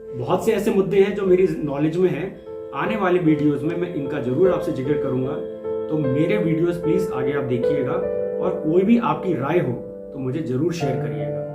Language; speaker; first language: Hindi; native; Hindi